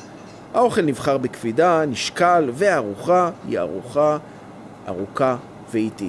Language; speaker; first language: Hebrew; native; Hebrew